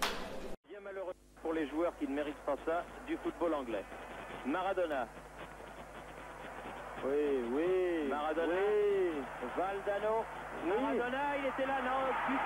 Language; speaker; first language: French; native; French